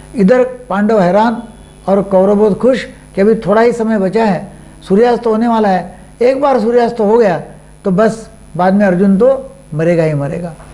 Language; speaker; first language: Hindi; non-native, local second language; Marathi